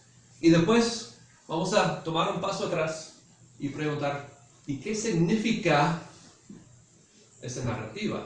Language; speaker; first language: Spanish; non-native, fluent; English